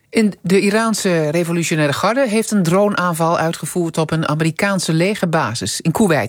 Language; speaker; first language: Dutch; native; Dutch